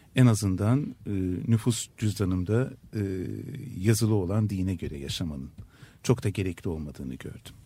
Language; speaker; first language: Turkish; native; Turkish